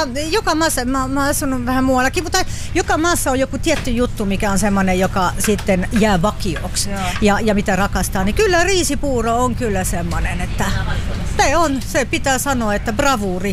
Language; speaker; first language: Finnish; non-native, fluent; French